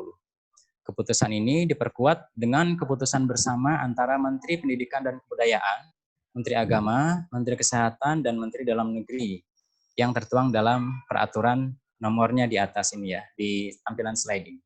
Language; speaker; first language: Indonesian; native; Indonesian